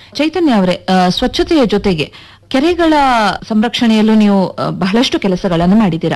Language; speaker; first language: Kannada; native; Kannada